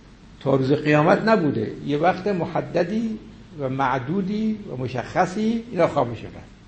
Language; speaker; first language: Persian; native; Persian